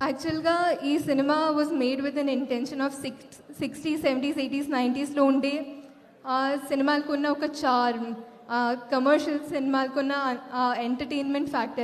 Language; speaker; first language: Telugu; non-native, fluent; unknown